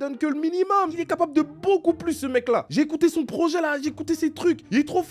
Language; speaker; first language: French; native; French